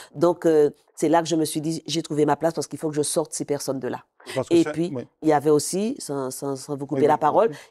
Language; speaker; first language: French; native; French